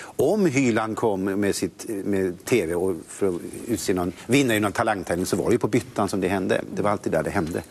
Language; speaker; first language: Swedish; native; Swedish